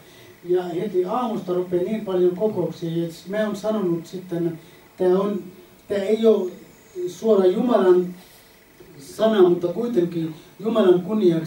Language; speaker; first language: Finnish; non-native, fluent; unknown